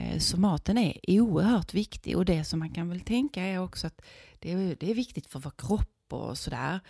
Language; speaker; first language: Swedish; native; Swedish